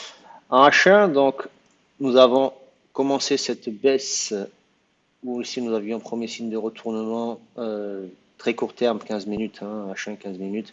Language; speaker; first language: French; native; French